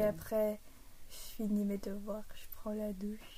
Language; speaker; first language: French; early bilingual, heritage; English